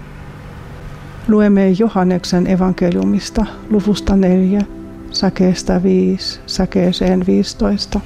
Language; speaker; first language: Finnish; non-native, fluent; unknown